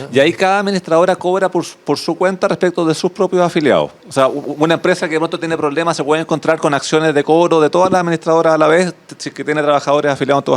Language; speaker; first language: Spanish; native; Spanish